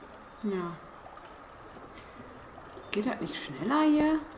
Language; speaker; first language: German; native; German